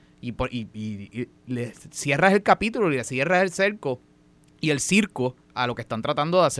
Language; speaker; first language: Spanish; native; Spanish